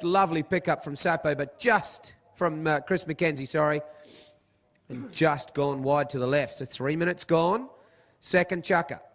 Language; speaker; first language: English; native; English